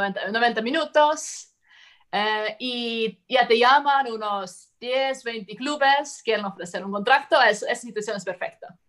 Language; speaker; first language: Spanish; non-native, fluent; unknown